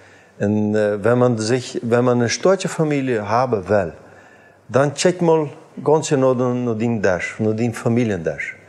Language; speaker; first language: German; non-native, learner; Plautdietsch